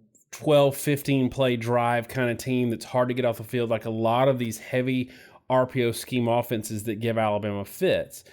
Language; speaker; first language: English; native; English